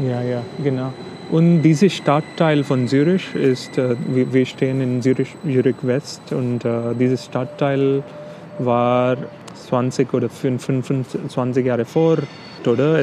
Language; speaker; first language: German; non-native, fluent; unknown